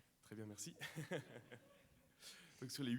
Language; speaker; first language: French; native; French